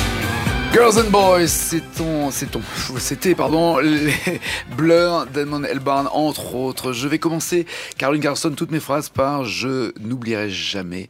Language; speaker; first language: French; native; French